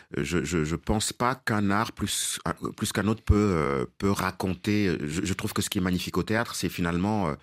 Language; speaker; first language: French; non-native, local second language; Wolof